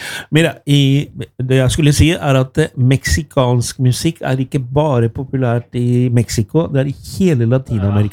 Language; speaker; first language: Swedish; non-native, fluent; Spanish